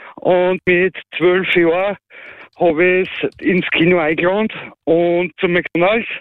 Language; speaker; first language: German; non-native, fluent; Macedonian